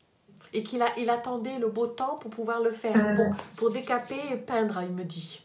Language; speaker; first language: French; native; French